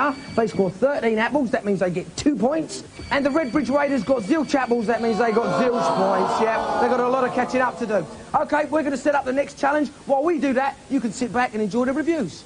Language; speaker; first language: English; native; English